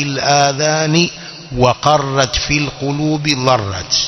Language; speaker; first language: Arabic; non-native, fluent; Swahili